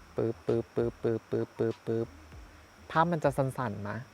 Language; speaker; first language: Thai; native; Thai